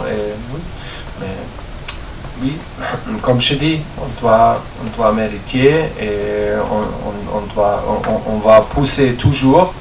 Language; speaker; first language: French; non-native, learner; German